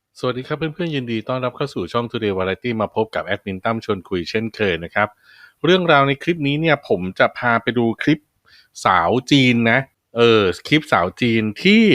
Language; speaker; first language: Thai; native; Thai